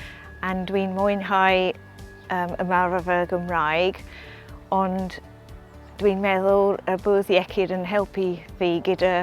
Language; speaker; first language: Welsh; non-native, learner; English